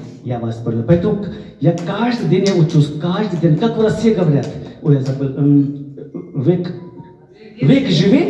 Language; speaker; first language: Russian; non-native, fluent; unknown